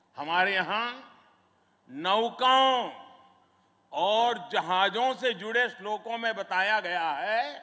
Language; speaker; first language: Hindi; non-native, local second language; Gujarati